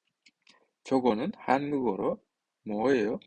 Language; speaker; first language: Korean; non-native, fluent; Uzbek